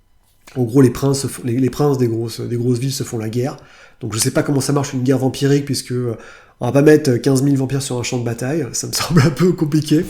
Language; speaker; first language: French; native; French